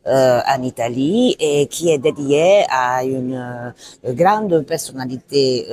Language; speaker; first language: French; non-native, fluent; Italian